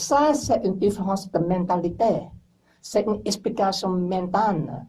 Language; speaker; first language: French; non-native, learner; English